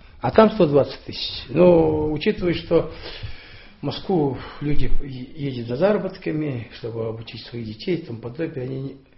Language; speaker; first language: Russian; non-native, local second language; Buriat